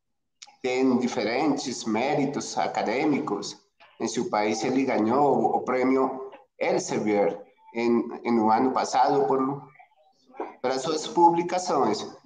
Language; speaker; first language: Spanish; non-native, learner; Portuguese